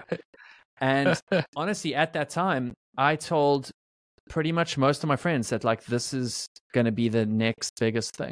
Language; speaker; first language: English; native; English